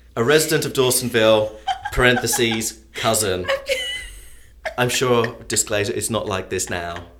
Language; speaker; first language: English; native; English